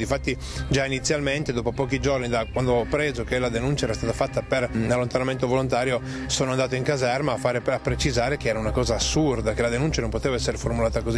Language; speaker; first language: Italian; native; Italian